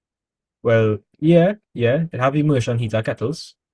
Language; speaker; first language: English; native; English